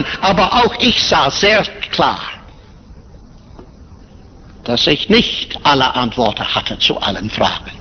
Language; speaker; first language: German; non-native, fluent; English